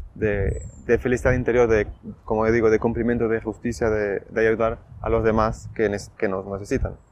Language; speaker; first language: Spanish; non-native, fluent; Portuguese